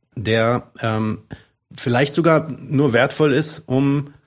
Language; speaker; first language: German; early bilingual, other home language; Arabic